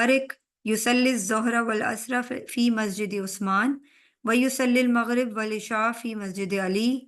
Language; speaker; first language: Arabic; non-native, fluent; Urdu